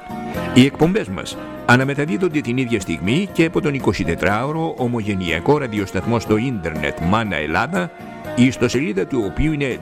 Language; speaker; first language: Greek; native; Greek